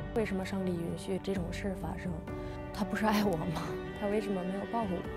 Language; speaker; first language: Chinese; non-native, fluent; English